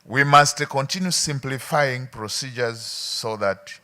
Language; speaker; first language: English; non-native, local second language; Swahili